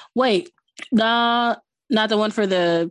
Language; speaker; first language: English; native; English